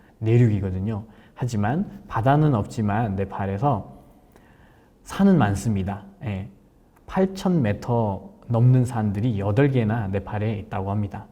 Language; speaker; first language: Korean; non-native, fluent; Nepali